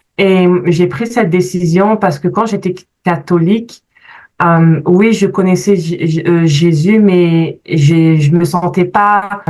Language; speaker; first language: French; early bilingual, other home language; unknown